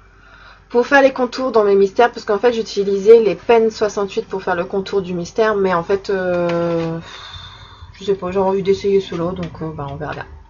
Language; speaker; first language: French; native; French